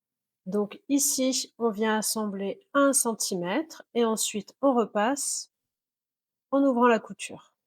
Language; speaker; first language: French; native; French